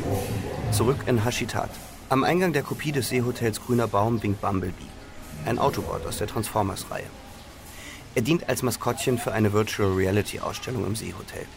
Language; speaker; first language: German; native; German